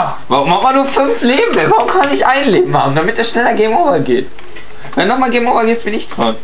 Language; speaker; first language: German; early bilingual, other home language; Turkish